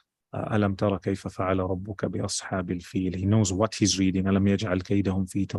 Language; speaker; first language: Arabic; non-native, fluent; English